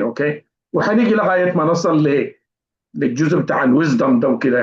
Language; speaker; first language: Arabic; native; Arabic